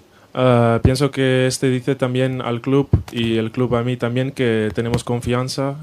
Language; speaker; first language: Spanish; non-native, fluent; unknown